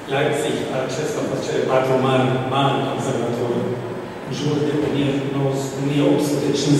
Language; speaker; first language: Romanian; non-native, fluent; German